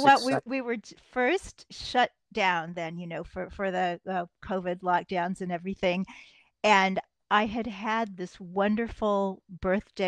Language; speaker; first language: English; native; English